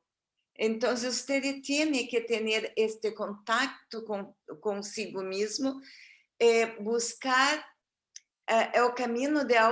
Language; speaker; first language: Spanish; non-native, fluent; Portuguese